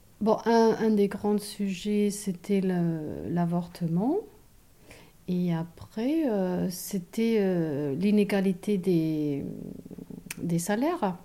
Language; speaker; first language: French; non-native, fluent; German